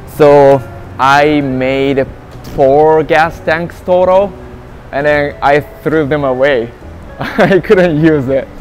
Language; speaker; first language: English; non-native, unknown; Japanese